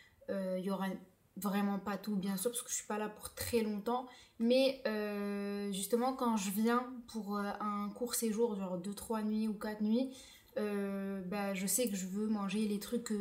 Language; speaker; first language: French; native; French